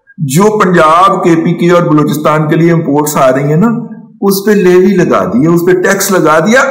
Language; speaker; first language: Urdu; non-native, local second language; Punjabi